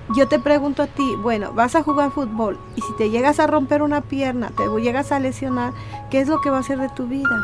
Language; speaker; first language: Spanish; native; Spanish